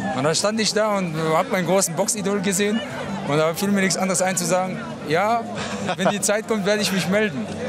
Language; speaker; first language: German; early bilingual, other home language; Arabic